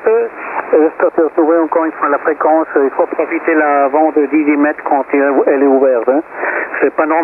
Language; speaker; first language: French; non-native, fluent; Spanish